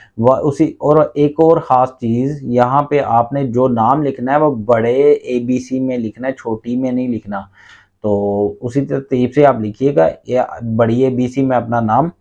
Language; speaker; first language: Urdu; non-native, local second language; Punjabi